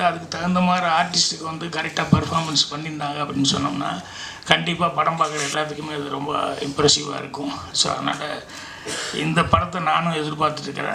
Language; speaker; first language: Tamil; native; Tamil